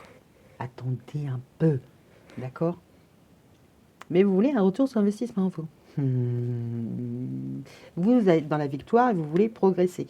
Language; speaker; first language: French; native; French